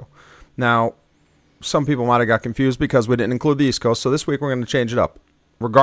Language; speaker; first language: English; native; English